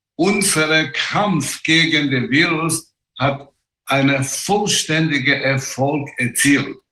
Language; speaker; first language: German; non-native, fluent; Chinese